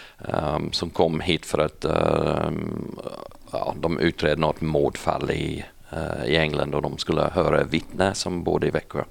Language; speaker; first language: Swedish; non-native, fluent; English